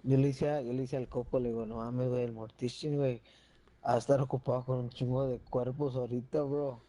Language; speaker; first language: Spanish; early bilingual, heritage; Spanish